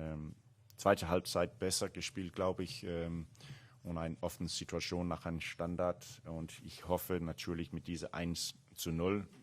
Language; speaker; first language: German; non-native, learner; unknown